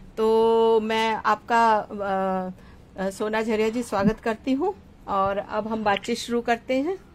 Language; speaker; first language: Hindi; native; Hindi